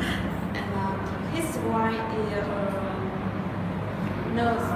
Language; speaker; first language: English; non-native, learner; Vietnamese